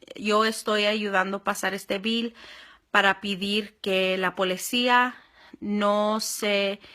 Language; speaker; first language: Spanish; early bilingual, heritage; Spanish